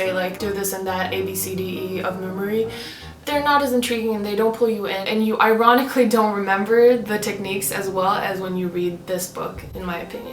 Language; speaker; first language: English; non-native, fluent; Swedish